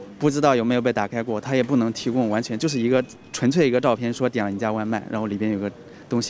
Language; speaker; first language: Chinese; native; Chinese